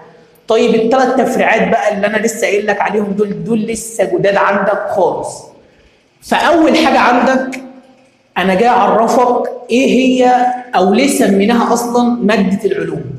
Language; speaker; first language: Arabic; native; Arabic